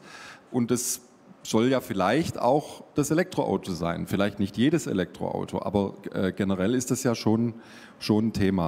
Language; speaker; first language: German; native; German